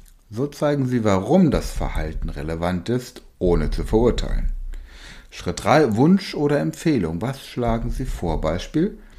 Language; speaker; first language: German; native; German